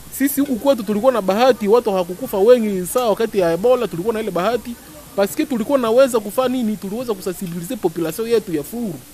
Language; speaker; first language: Swahili; non-native, local second language; Nande